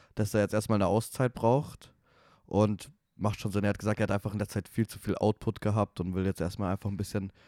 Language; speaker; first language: German; native; German